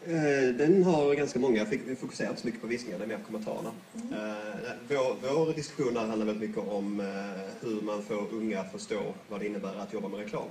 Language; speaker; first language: Swedish; native; Swedish